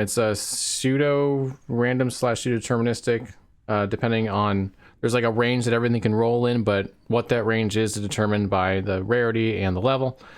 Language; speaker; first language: English; native; English